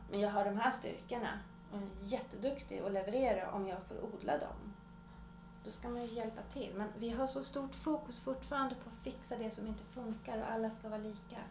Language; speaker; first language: Swedish; native; Swedish